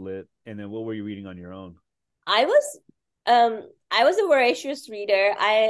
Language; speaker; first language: English; non-native, local second language; Urdu